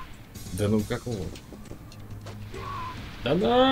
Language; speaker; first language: Russian; native; Russian